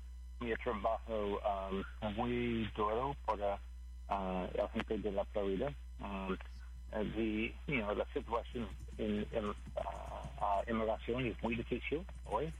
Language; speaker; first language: Spanish; non-native, learner; English